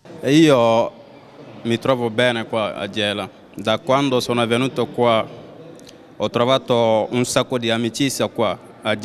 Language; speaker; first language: Italian; non-native, learner; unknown